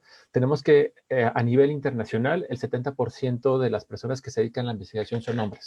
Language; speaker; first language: Spanish; native; Spanish